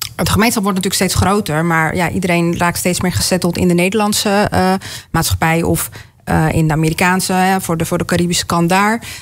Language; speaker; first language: Dutch; early bilingual, other home language; Caribbean Hindustani